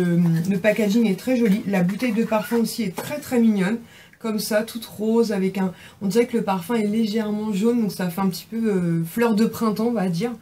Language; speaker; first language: French; native; French